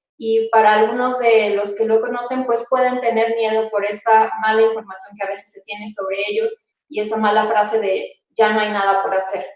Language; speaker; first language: Spanish; native; Spanish